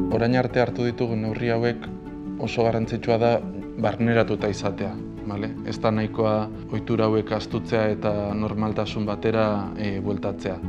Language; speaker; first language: Basque; native; Basque